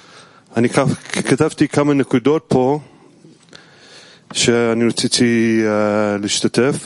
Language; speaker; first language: Hebrew; non-native, learner; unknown